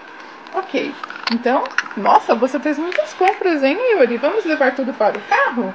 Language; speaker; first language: Portuguese; native; Portuguese